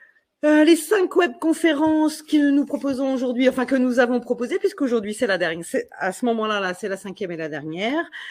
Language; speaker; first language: French; native; French